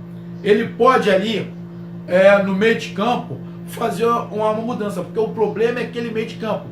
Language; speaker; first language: Portuguese; native; Portuguese